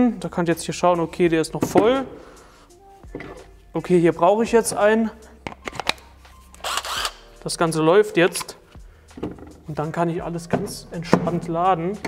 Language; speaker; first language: German; native; German